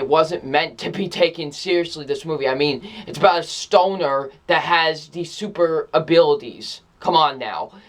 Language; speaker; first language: English; native; English